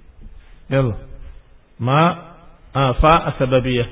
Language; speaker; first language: Arabic; non-native, fluent; Indonesian